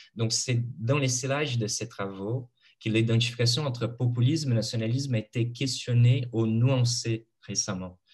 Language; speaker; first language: French; non-native, fluent; Portuguese